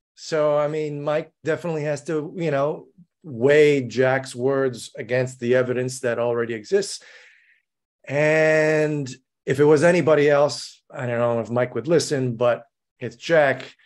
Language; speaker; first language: English; native; English